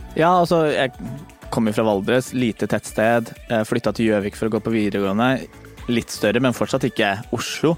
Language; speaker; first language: Norwegian; native; Norwegian